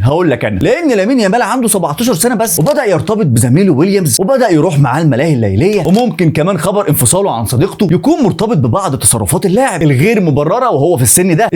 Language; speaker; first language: Arabic; native; Arabic